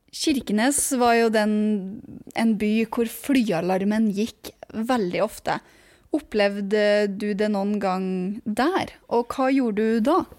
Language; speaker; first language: Norwegian; native; Norwegian